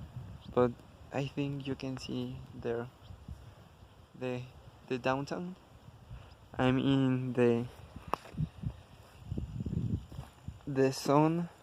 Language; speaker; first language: English; non-native, learner; Spanish